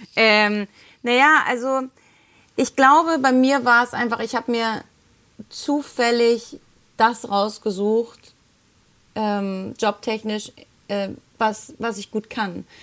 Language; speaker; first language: German; early bilingual, other home language; Spanish